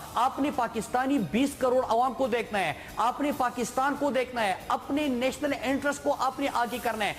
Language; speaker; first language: Urdu; non-native, local second language; Pashto